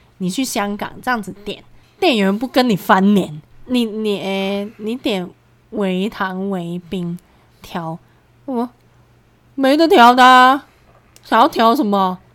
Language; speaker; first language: Chinese; non-native, local second language; Cantonese